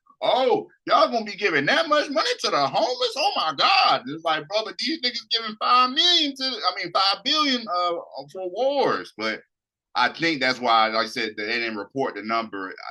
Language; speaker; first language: English; native; English